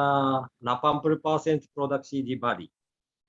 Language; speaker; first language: Indonesian; non-native, learner; Japanese